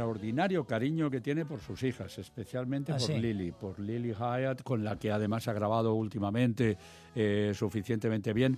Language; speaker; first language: Spanish; native; Spanish